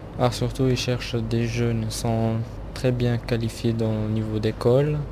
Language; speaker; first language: French; early bilingual, other home language; Portuguese